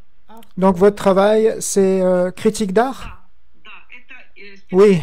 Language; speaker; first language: French; non-native, fluent; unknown